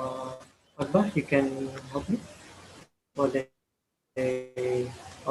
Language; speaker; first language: English; non-native, learner; Malay